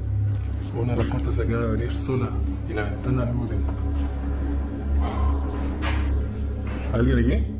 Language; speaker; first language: Spanish; native; Spanish